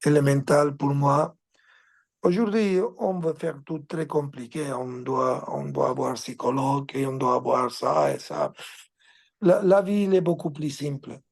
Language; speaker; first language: French; non-native, fluent; Spanish